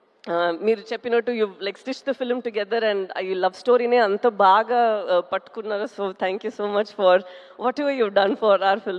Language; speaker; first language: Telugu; non-native, local second language; Tamil